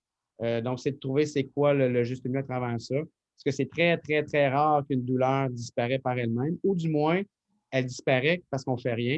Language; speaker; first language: French; native; French